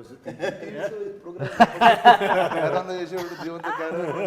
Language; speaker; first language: Telugu; native; Telugu